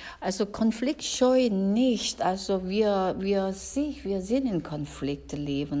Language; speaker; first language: German; non-native, fluent; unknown